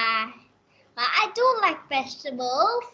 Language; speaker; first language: English; non-native, learner; Vietnamese